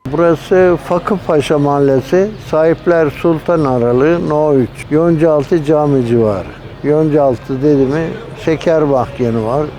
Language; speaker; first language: Turkish; native; Turkish